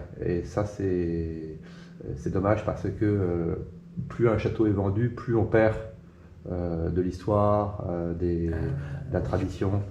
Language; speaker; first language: French; native; French